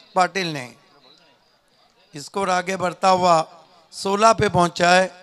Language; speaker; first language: Hindi; non-native, local second language; Marathi